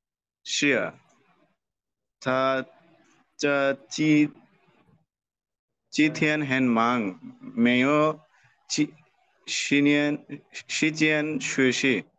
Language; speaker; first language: Chinese; non-native, learner; Bangla